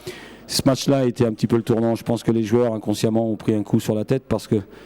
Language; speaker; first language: French; native; French